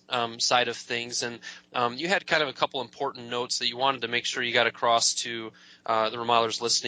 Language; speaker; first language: English; native; English